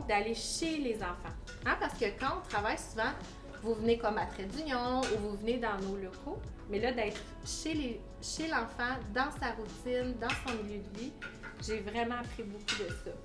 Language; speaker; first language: French; native; French